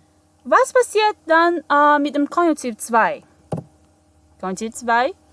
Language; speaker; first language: German; non-native, fluent; Portuguese